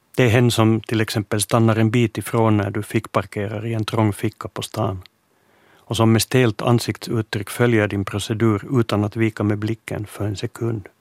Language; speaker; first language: Swedish; native; Swedish